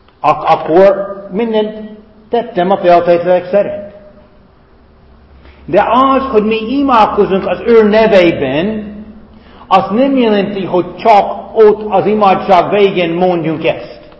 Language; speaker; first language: Hungarian; non-native, fluent; English